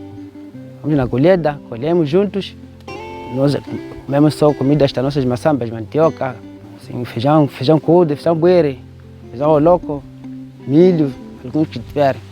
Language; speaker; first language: Portuguese; non-native, local second language; Makhuwa